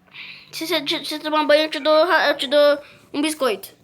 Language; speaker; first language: Portuguese; native; Portuguese